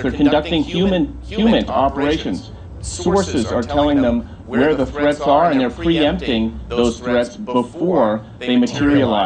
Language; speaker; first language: English; native; English